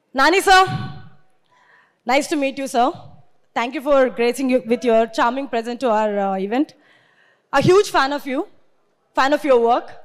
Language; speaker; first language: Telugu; non-native, learner; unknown